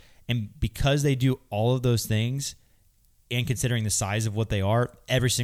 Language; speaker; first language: English; native; English